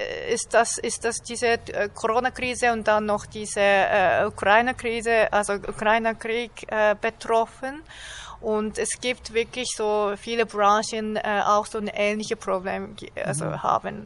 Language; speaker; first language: German; non-native, fluent; Japanese